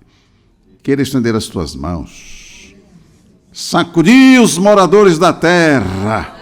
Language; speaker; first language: Portuguese; native; Portuguese